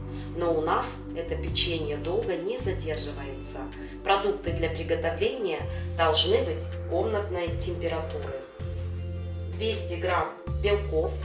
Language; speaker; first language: Russian; native; Russian